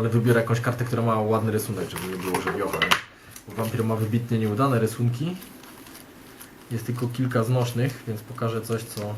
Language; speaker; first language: Polish; native; Polish